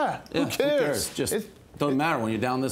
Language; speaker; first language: English; native; English